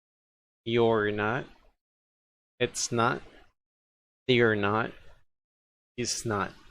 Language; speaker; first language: English; non-native, fluent; Spanish